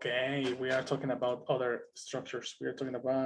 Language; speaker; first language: English; non-native, fluent; Spanish